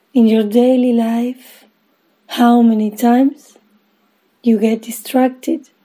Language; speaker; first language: English; non-native, fluent; Spanish